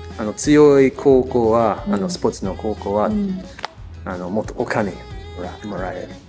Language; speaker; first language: Japanese; non-native, learner; English